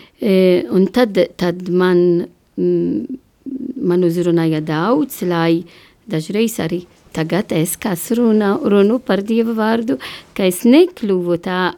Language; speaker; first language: Latvian; non-native, learner; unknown